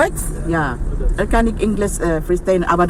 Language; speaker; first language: German; non-native, learner; Filipino